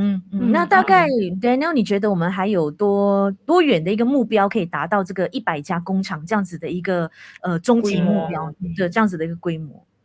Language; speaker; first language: Chinese; native; Chinese